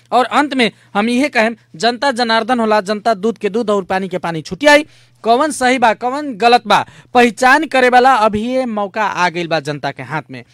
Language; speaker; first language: Bhojpuri; native; Bhojpuri